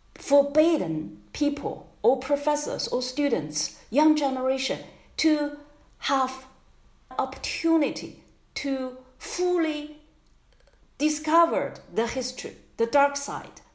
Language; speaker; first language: English; non-native, fluent; Chinese